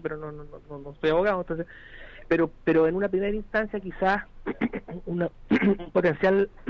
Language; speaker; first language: Spanish; native; Spanish